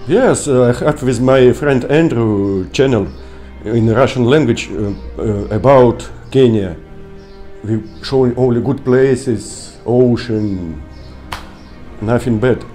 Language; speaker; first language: English; non-native, learner; Russian